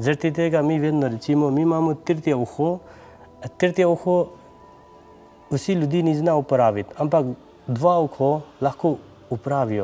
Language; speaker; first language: Slovenian; non-native, learner; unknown